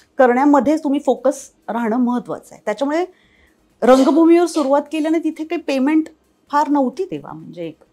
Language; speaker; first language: Marathi; native; Marathi